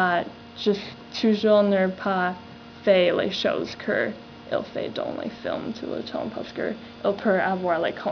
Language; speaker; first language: French; non-native, learner; English